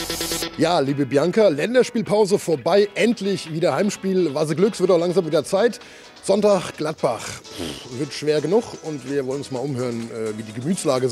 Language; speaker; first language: German; native; German